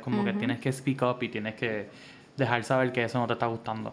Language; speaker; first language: Spanish; native; Spanish